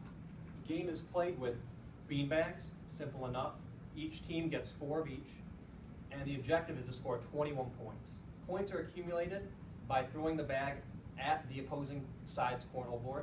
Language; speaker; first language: English; native; English